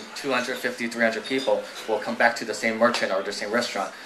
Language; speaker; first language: English; native; English